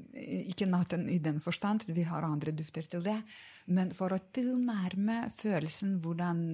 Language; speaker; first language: Norwegian; non-native, fluent; Lithuanian